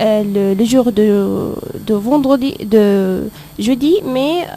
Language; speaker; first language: French; non-native, fluent; Arabic